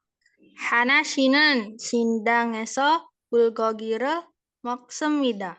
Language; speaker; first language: Korean; non-native, learner; Indonesian